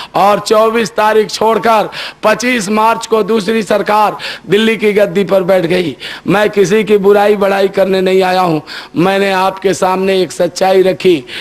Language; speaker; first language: Hindi; native; Hindi